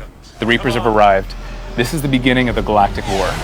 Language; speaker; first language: English; native; English